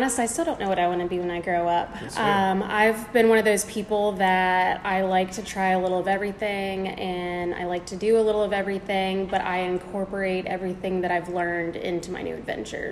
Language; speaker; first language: English; native; English